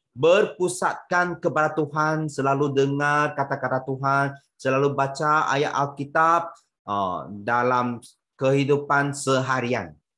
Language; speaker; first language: Malay; non-native, local second language; Chinese